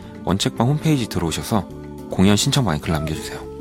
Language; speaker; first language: Korean; native; Korean